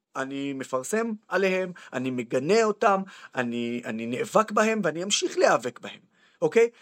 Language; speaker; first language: Hebrew; non-native, local second language; Arabic